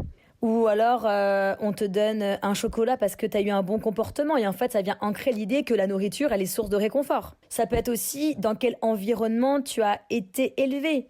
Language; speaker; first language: French; native; French